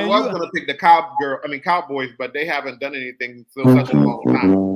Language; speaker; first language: English; native; English